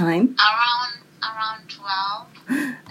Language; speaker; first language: English; non-native, learner; Japanese